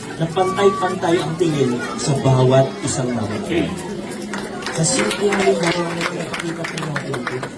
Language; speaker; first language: Filipino; native; Filipino